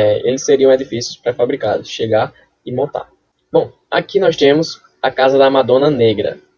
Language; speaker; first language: Portuguese; native; Portuguese